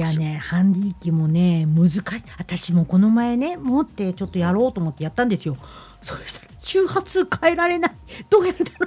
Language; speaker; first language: Japanese; native; Japanese